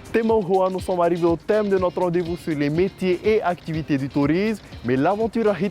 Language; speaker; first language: French; native; French